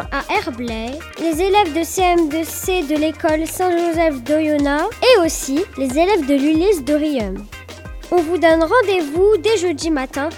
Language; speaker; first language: French; native; French